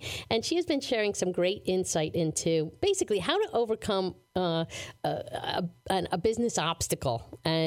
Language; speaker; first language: English; native; English